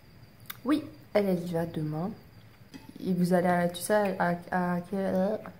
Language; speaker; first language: French; native; French